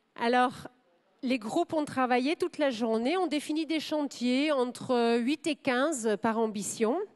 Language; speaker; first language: French; non-native, fluent; German